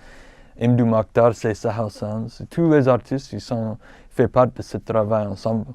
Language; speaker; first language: French; non-native, fluent; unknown